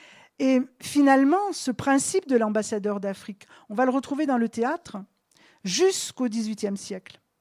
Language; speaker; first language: French; native; French